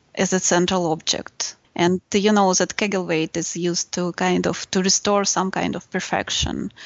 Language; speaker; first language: English; non-native, fluent; Russian